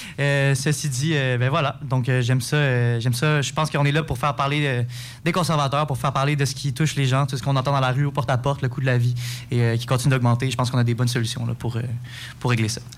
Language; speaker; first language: French; native; French